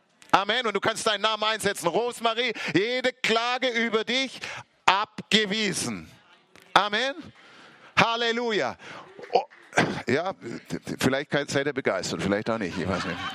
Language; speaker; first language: German; native; German